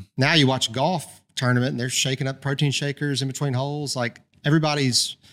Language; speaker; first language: English; native; English